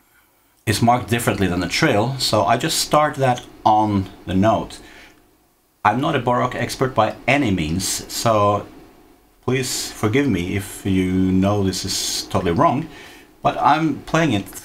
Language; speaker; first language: English; non-native, fluent; Norwegian